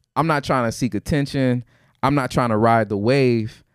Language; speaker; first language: English; native; English